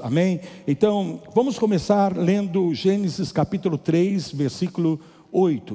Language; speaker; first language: Portuguese; native; Portuguese